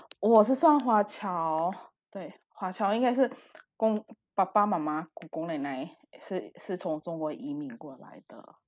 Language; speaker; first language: Chinese; early bilingual, heritage; Chinese